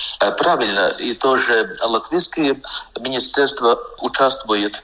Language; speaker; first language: Russian; non-native, local second language; Latvian